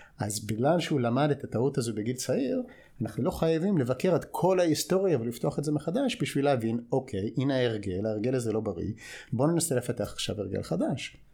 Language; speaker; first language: Hebrew; non-native, fluent; English